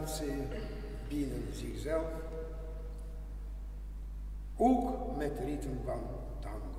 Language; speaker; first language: German; non-native, learner; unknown